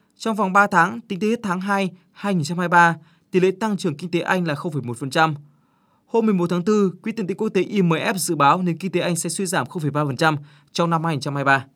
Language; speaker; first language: Vietnamese; native; Vietnamese